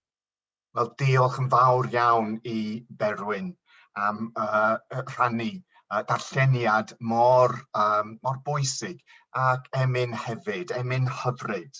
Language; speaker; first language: Welsh; non-native, local second language; English